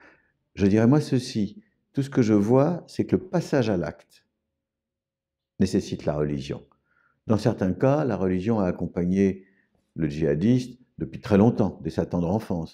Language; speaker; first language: French; native; French